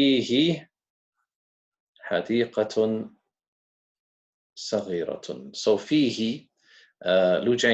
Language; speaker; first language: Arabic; non-native, fluent; English